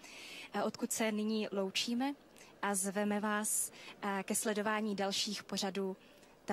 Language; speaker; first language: Czech; native; Czech